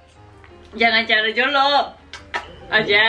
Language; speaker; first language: Indonesian; non-native, learner; Japanese